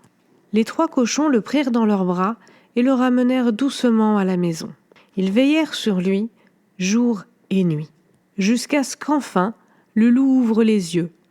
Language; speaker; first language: French; native; French